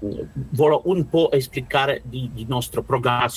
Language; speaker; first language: Italian; non-native, learner; Russian